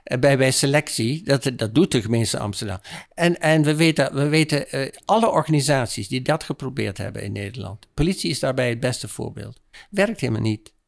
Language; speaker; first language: Dutch; native; Dutch